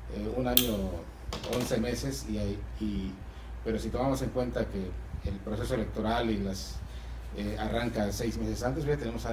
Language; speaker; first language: Spanish; native; Spanish